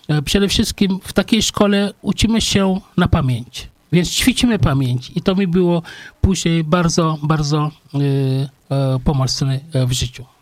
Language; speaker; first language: Polish; non-native, fluent; Wolof